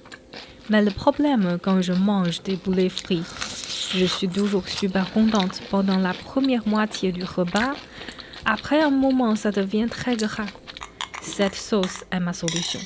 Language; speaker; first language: French; non-native, fluent; Chinese